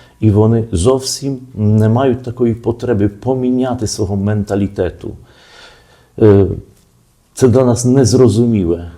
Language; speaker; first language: Ukrainian; early bilingual, heritage; Ukrainian